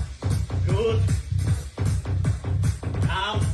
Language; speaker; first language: English; non-native, learner; Spanish